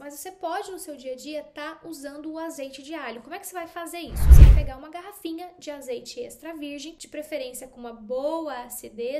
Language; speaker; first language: Portuguese; native; Portuguese